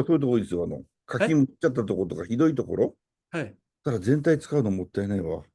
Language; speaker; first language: Japanese; native; Japanese